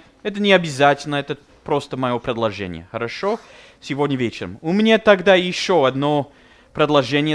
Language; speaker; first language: Russian; non-native, fluent; English